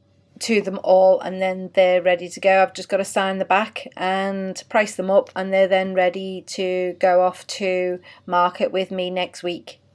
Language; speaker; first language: English; native; English